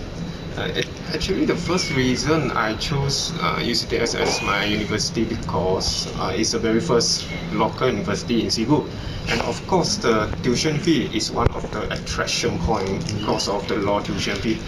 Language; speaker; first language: English; non-native, local second language; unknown